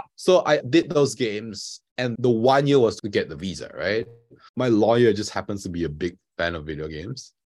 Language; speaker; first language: English; non-native, local second language; Chinese